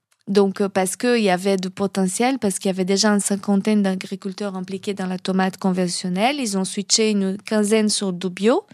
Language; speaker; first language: French; non-native, fluent; Portuguese